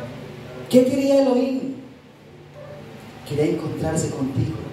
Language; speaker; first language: Spanish; native; Spanish